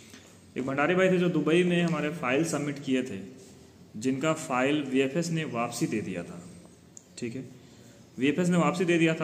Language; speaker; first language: Hindi; native; Hindi